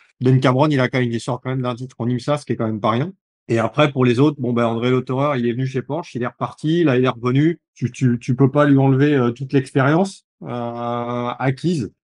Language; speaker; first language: French; native; French